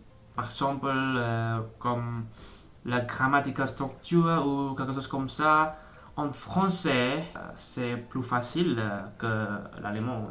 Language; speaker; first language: French; non-native, learner; Indonesian